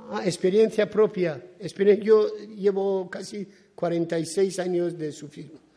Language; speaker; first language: Spanish; non-native, fluent; Persian